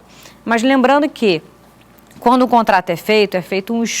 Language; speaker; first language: Portuguese; native; Portuguese